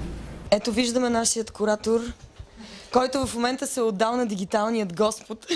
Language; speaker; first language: Bulgarian; native; Bulgarian